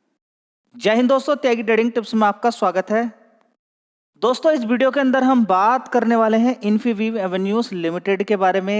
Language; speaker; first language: Hindi; native; Hindi